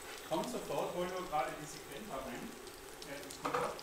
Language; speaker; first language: German; native; German